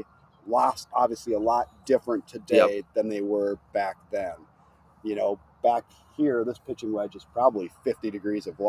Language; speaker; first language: English; native; English